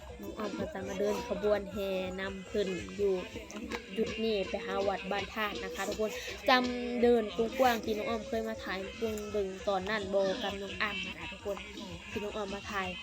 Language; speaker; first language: Thai; non-native, local second language; Lao